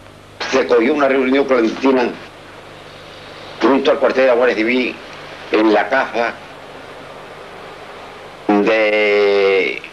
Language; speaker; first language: Spanish; native; Spanish